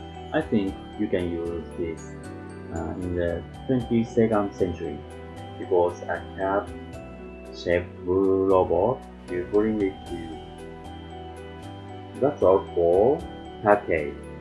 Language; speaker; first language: English; non-native, learner; Japanese